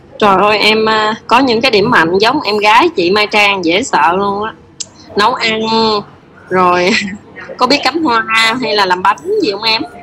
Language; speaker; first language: Vietnamese; native; Vietnamese